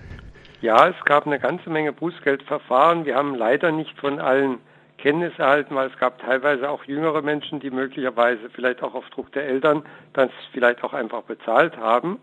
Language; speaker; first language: German; native; German